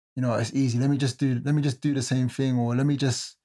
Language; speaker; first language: English; native; English